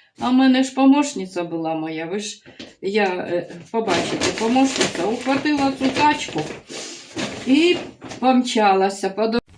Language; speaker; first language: Ukrainian; native; Ukrainian